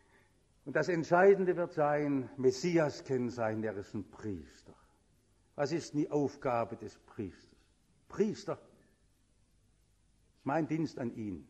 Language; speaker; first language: German; native; German